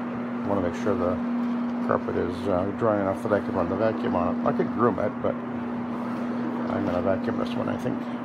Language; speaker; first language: English; native; English